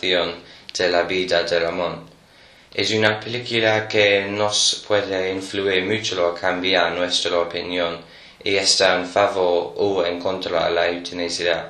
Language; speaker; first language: Spanish; non-native, learner; English